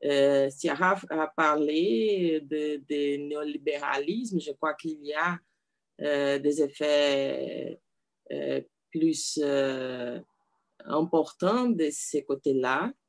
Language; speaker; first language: French; non-native, learner; Portuguese